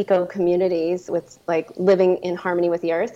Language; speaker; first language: English; native; English